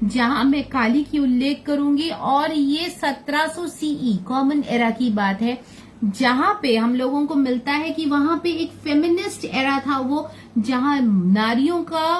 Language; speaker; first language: Hindi; non-native, local second language; Bangla